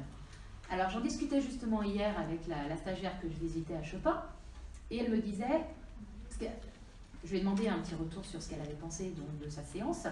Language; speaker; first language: French; native; French